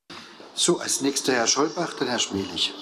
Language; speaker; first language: German; native; German